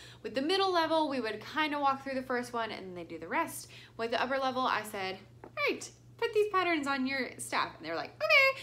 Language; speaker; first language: English; native; English